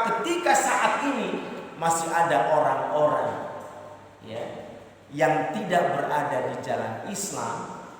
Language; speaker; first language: Indonesian; native; Indonesian